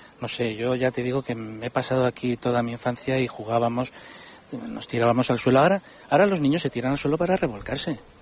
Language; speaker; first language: Spanish; native; Spanish